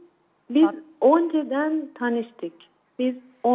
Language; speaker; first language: Turkish; non-native, learner; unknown